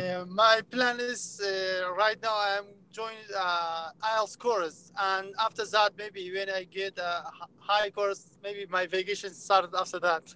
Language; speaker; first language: English; non-native, fluent; Kurdish